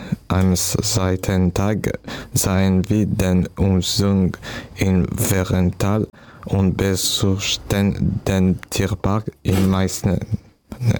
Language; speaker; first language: German; non-native, learner; French